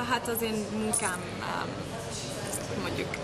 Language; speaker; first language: Hungarian; early bilingual, heritage; English